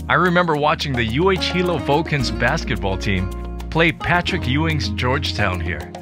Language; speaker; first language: English; native; English